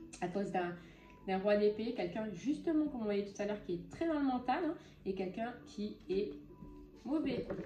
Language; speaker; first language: French; native; French